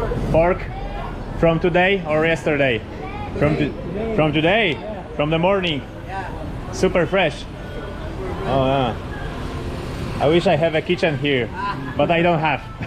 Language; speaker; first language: English; non-native, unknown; Polish